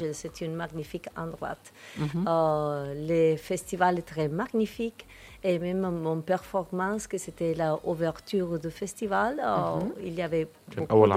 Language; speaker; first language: French; non-native, fluent; Spanish